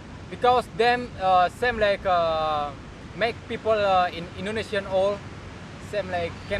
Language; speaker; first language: English; non-native, learner; Indonesian